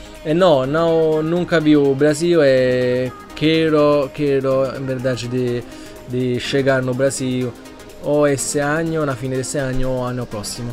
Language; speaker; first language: Portuguese; non-native, learner; Italian